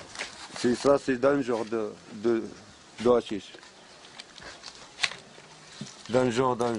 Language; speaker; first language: French; non-native, learner; Arabic